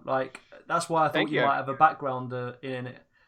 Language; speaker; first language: English; native; English